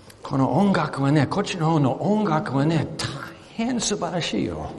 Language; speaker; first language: Japanese; early bilingual, other home language; English